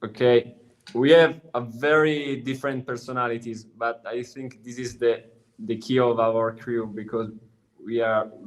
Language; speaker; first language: English; non-native, learner; Italian